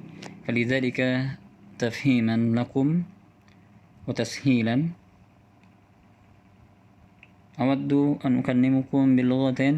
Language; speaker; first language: Arabic; non-native, fluent; Indonesian